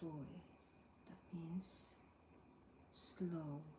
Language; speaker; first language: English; non-native, local second language; Filipino